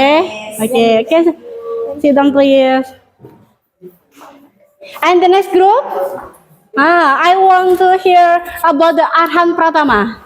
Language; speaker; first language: English; non-native, learner; Indonesian